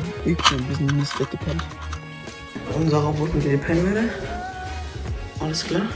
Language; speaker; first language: German; native; German